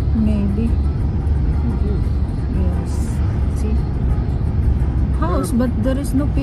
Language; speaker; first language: English; non-native, local second language; Filipino